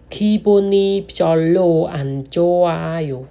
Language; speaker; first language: Korean; non-native, learner; Khmer